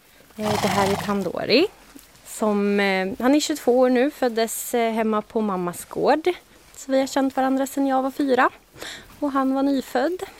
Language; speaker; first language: Swedish; native; Swedish